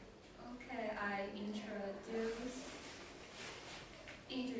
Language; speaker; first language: English; non-native, learner; Chinese